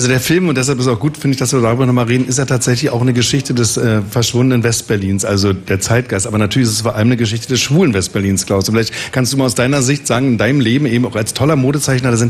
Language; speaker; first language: German; native; German